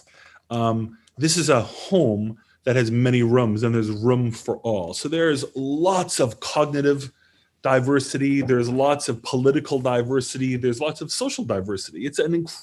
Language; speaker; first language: English; native; English